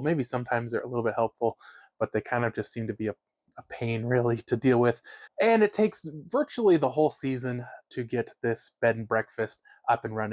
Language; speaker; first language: English; native; English